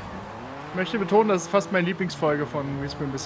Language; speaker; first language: German; native; German